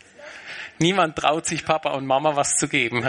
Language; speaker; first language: German; native; German